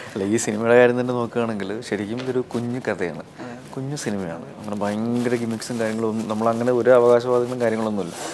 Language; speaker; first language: Malayalam; native; Malayalam